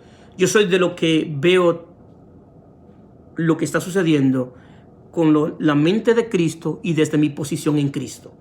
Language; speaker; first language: Spanish; native; Spanish